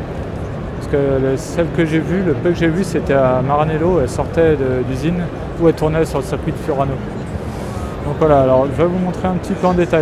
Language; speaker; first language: French; native; French